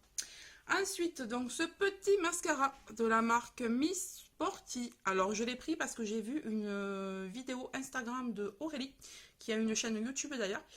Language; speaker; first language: French; native; French